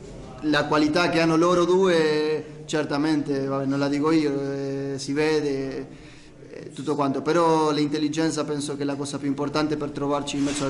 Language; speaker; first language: Italian; non-native, fluent; Spanish